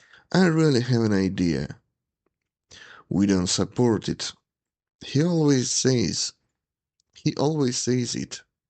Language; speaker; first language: English; non-native, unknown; Ukrainian